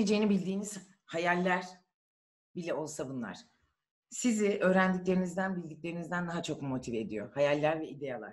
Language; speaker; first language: Turkish; native; Turkish